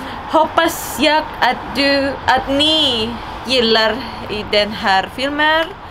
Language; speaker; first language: Swedish; non-native, learner; Indonesian